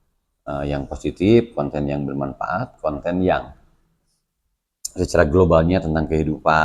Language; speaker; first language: Indonesian; non-native, local second language; Sundanese